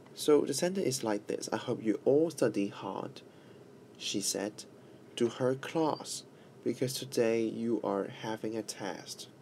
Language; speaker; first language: English; non-native, local second language; Cantonese